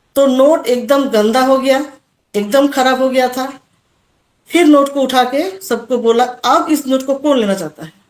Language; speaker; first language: Hindi; non-native, local second language; Assamese